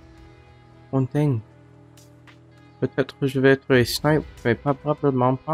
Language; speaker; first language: French; non-native, local second language; English